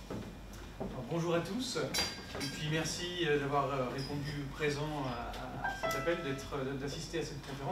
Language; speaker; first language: French; native; French